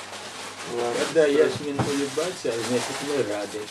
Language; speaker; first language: Russian; non-native, local second language; Uyghur